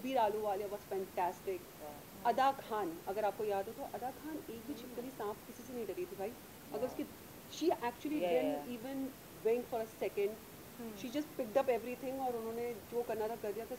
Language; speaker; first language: Hindi; native; Hindi